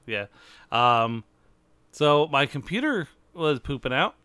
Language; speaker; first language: English; native; English